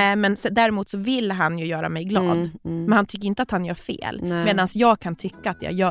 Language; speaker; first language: Swedish; native; Swedish